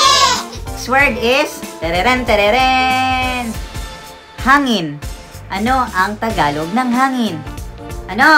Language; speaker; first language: Filipino; non-native, local second language; Cebuano